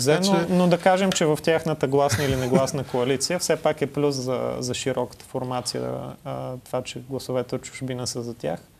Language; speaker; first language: Bulgarian; native; Bulgarian